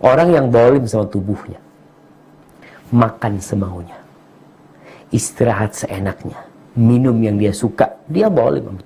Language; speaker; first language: Indonesian; native; Indonesian